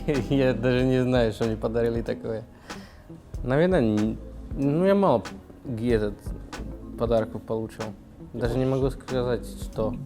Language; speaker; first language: Russian; non-native, learner; Slovak